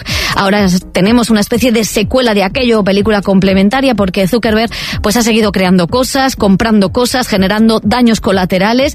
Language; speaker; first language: Spanish; native; Spanish